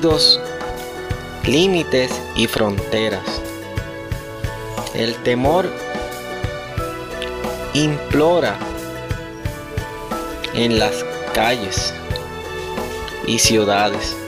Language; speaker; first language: Spanish; native; Spanish